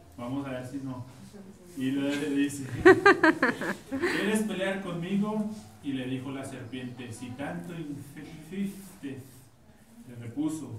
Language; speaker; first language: Spanish; native; Spanish